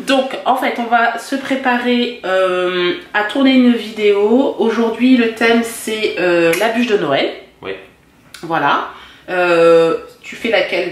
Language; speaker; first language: French; native; French